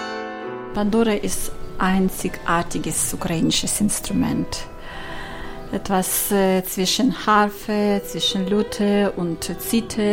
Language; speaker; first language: German; non-native, learner; Ukrainian